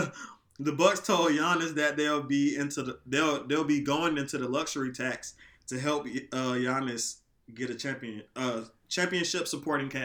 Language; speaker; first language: English; native; English